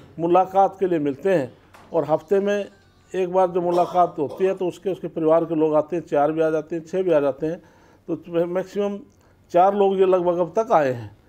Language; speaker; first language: Hindi; native; Hindi